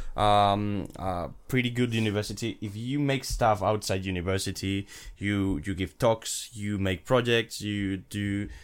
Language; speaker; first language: English; non-native, fluent; Spanish